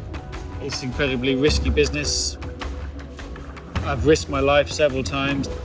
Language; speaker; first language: English; native; English